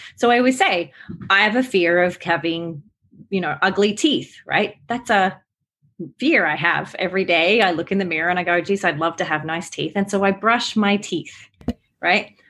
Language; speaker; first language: English; native; English